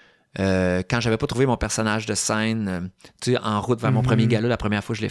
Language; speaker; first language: French; native; French